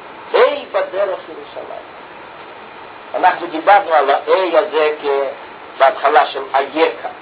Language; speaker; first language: Hebrew; non-native, fluent; Russian